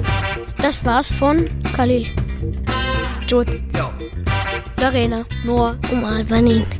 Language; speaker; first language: German; native; German